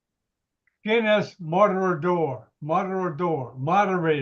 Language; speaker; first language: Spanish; non-native, learner; English